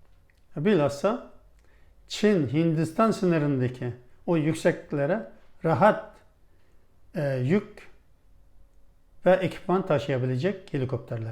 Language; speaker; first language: Turkish; non-native, fluent; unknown